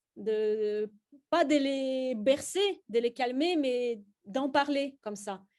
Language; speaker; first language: French; non-native, fluent; Russian